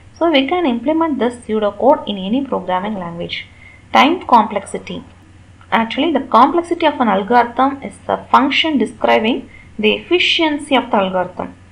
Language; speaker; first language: English; non-native, local second language; Tamil